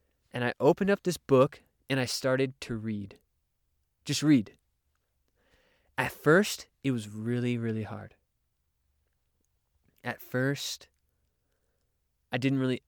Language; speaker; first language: English; native; English